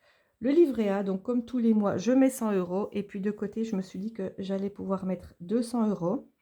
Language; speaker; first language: French; native; French